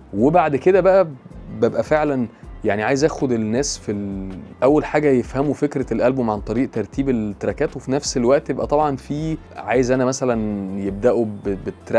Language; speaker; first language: Arabic; native; Arabic